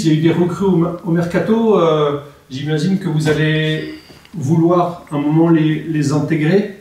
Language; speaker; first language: French; native; French